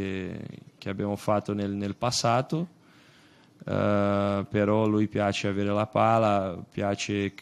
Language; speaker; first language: Italian; non-native, fluent; Portuguese